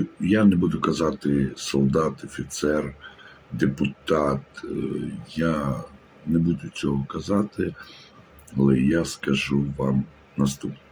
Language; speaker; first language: Ukrainian; native; Ukrainian